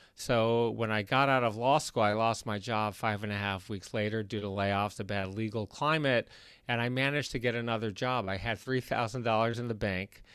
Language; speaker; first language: English; native; English